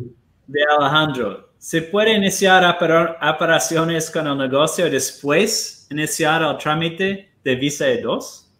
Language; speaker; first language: Spanish; non-native, fluent; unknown